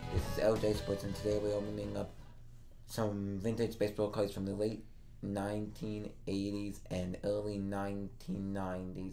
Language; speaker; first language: English; native; English